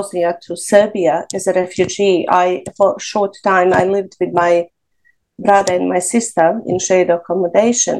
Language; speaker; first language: English; non-native, fluent; Serbian